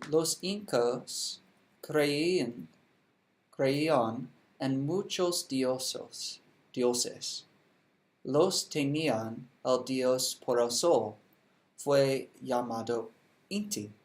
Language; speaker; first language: Spanish; non-native, learner; English